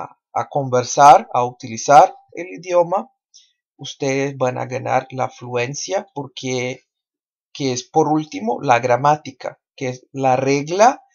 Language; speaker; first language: Spanish; non-native, fluent; Portuguese